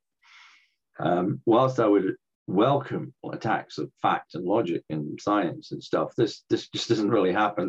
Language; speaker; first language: English; native; English